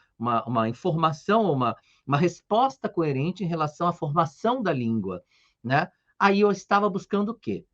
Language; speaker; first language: Portuguese; native; Portuguese